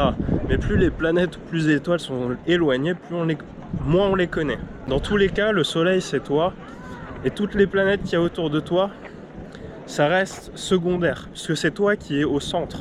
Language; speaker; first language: French; native; French